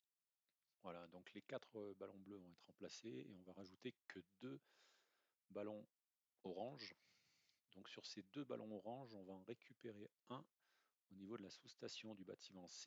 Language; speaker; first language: French; native; French